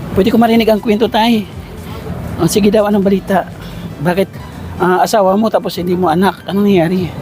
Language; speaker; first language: Filipino; non-native, local second language; Waray